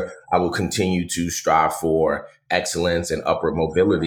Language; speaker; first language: English; native; English